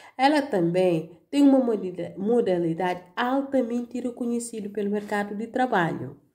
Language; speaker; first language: Portuguese; non-native, local second language; Kabuverdianu